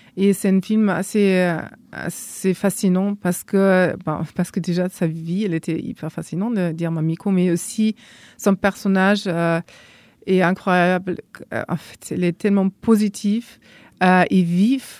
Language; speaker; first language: French; non-native, fluent; German